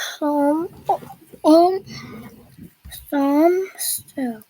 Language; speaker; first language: English; non-native, learner; Korean